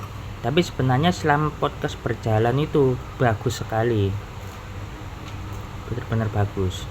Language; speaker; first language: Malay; non-native, local second language; Javanese